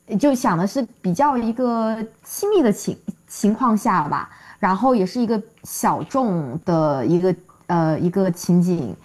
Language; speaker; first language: Chinese; native; Chinese